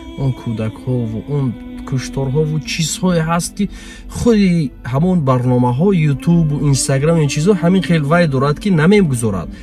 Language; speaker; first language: Persian; native; Persian